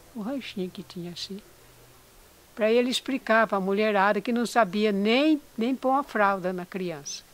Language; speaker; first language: Portuguese; native; Portuguese